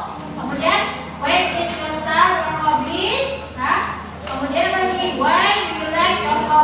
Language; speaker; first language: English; non-native, learner; Indonesian